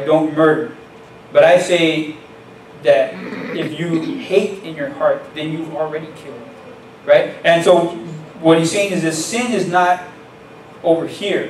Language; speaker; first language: English; native; English